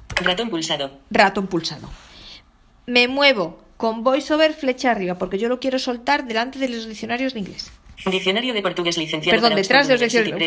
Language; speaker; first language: Spanish; native; Spanish